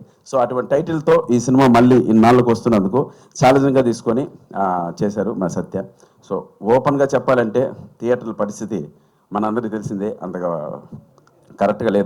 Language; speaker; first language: Telugu; native; Telugu